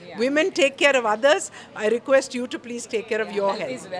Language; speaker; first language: English; non-native, local second language; Telugu